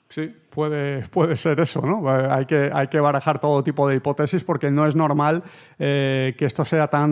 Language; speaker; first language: Spanish; native; Spanish